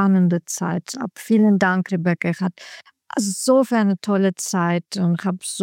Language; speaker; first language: German; non-native, learner; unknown